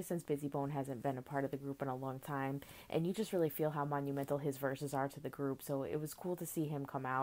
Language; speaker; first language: English; native; English